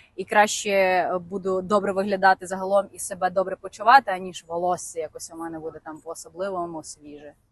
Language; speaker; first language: Ukrainian; native; Ukrainian